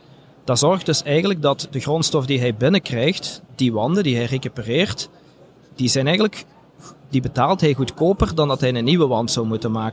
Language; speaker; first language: Dutch; native; Dutch